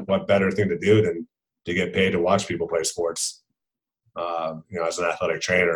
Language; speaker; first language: English; native; English